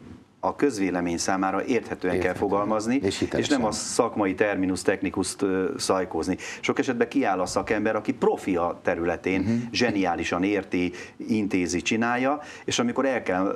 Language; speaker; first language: Hungarian; native; Hungarian